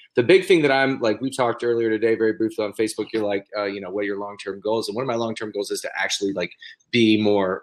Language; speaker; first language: English; native; English